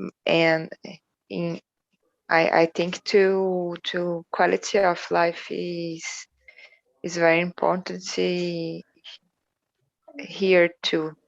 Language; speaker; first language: English; non-native, learner; Portuguese